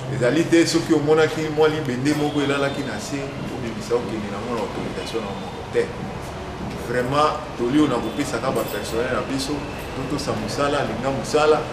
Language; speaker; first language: Lingala; native; Lingala